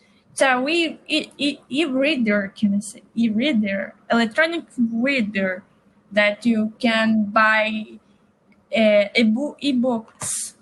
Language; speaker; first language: English; non-native, learner; Portuguese